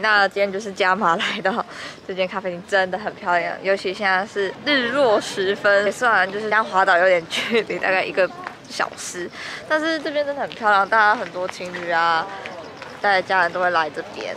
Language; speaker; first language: Chinese; native; Chinese